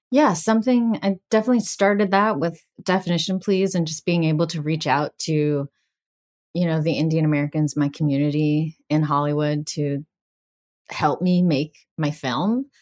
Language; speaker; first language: English; early bilingual, other home language; Bangla